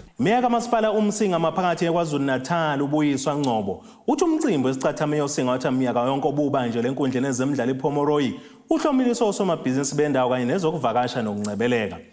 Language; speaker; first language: Zulu; native; Zulu